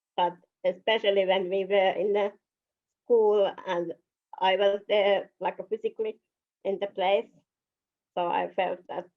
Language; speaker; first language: English; non-native, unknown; Finnish